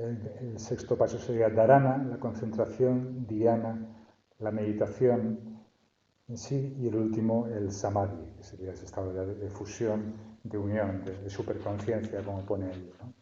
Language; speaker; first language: Spanish; native; Spanish